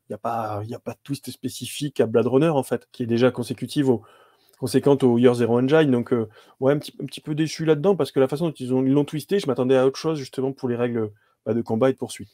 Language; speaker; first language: French; native; French